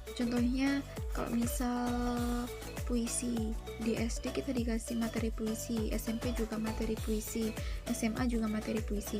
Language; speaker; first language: Indonesian; native; Indonesian